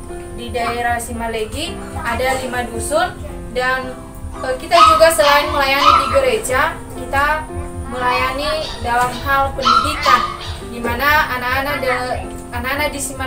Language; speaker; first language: Indonesian; non-native, local second language; Nias